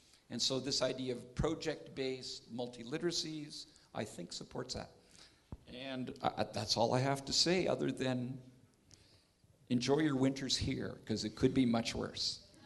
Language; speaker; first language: English; native; English